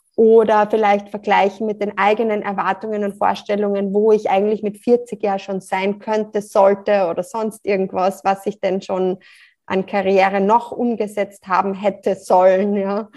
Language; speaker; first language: German; native; German